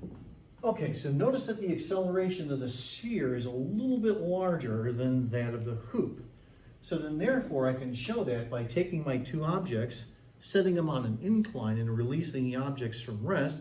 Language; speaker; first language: English; native; English